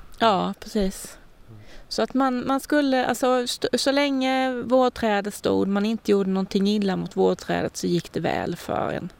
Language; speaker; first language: Swedish; native; Swedish